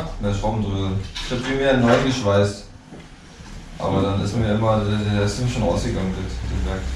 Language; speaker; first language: German; native; German